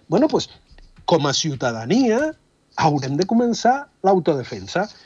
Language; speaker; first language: Catalan; non-native, fluent; Spanish